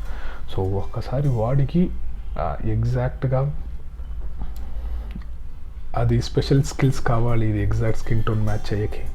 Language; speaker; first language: Telugu; non-native, learner; Kannada